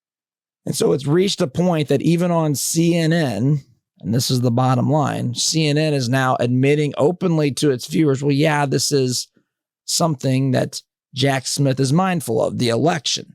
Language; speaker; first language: English; native; English